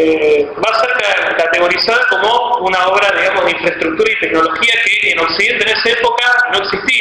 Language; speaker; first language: Spanish; native; Spanish